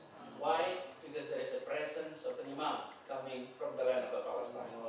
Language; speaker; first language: English; non-native, fluent; Indonesian